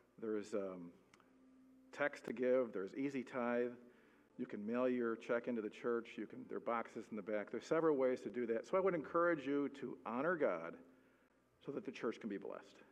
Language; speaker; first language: English; native; English